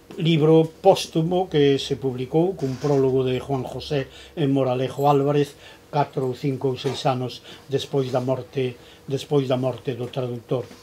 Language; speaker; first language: Galician; native; Galician